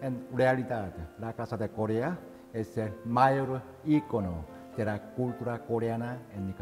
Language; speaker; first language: Spanish; non-native, fluent; Korean